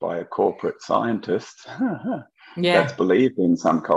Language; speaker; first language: English; native; English